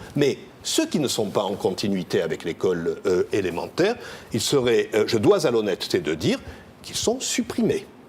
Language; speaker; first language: French; native; French